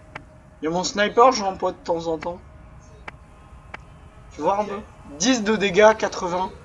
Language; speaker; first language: French; native; French